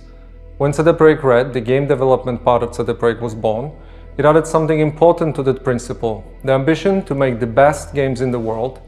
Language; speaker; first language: English; non-native, fluent; Polish